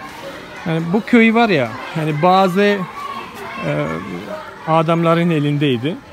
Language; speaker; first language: Turkish; non-native, fluent; Malayalam